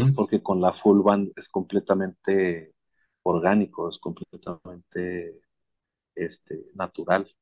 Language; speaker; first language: Spanish; native; Spanish